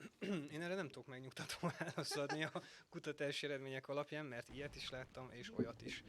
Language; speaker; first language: Hungarian; native; Hungarian